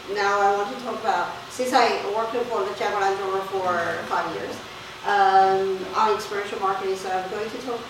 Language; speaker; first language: English; non-native, fluent; Chinese